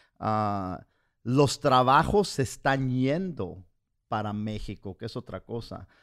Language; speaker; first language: Spanish; early bilingual, heritage; Spanish